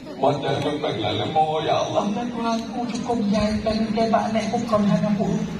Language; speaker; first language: Indonesian; non-native, local second language; Achinese